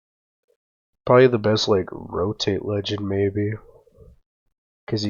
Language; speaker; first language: English; native; English